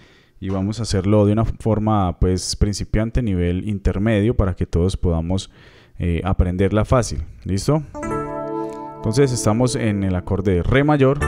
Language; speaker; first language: Spanish; native; Spanish